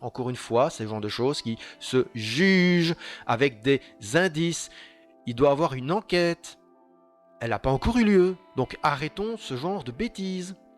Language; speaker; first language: French; native; French